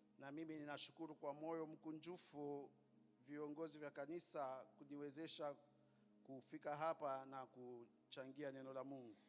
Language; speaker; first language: Swahili; non-native, local second language; Lingala